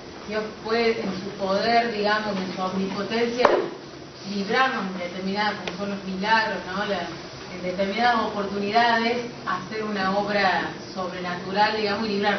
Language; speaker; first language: Spanish; native; Spanish